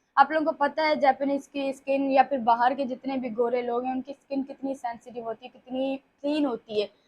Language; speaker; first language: Urdu; native; Urdu